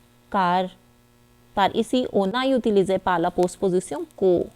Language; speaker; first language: French; non-native, fluent; Hindi